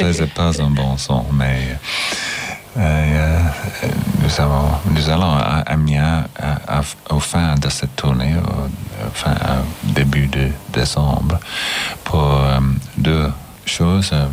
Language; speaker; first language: French; non-native, fluent; English